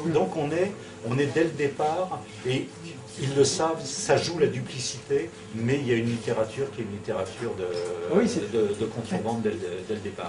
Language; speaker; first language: French; native; French